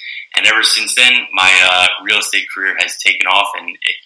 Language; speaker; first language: English; native; English